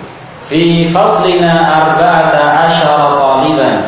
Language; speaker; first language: Arabic; non-native, fluent; Indonesian